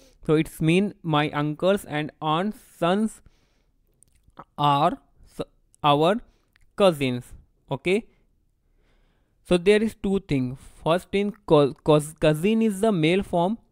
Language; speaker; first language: English; non-native, local second language; Hindi